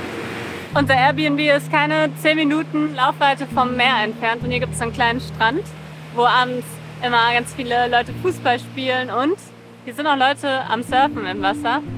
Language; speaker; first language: German; native; German